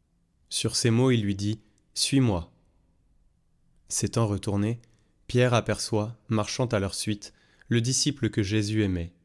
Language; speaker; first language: French; native; French